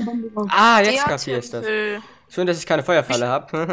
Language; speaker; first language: German; native; German